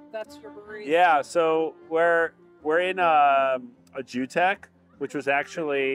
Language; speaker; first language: English; native; English